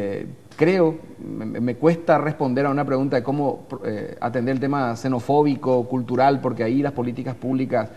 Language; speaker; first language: Spanish; native; Spanish